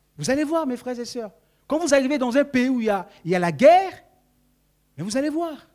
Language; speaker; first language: French; non-native, local second language; Sango